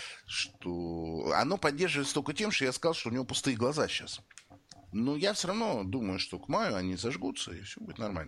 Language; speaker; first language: Russian; native; Russian